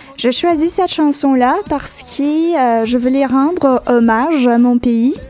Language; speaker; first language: French; non-native, fluent; Portuguese